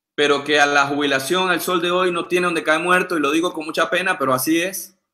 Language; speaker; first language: Spanish; native; Spanish